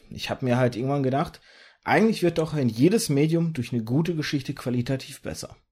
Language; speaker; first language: German; early bilingual, other home language; Russian